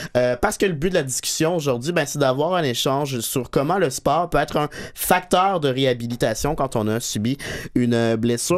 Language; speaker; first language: French; native; French